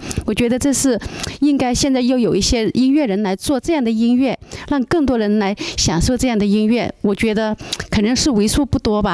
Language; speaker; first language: Chinese; native; Chinese